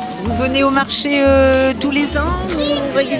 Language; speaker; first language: French; native; French